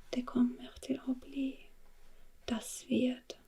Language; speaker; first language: Norwegian; non-native, learner; German